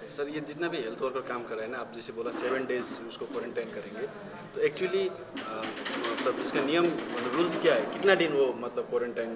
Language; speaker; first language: Hindi; non-native, local second language; Nepali